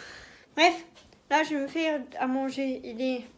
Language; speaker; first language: French; native; French